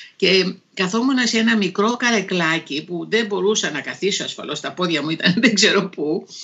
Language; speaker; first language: Greek; native; Greek